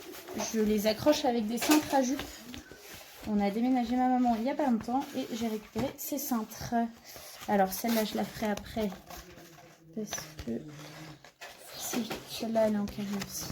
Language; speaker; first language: French; native; French